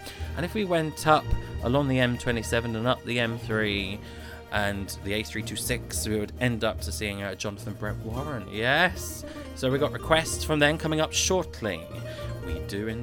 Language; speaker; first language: English; native; English